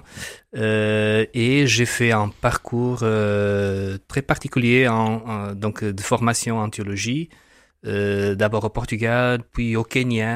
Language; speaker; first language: French; non-native, fluent; Portuguese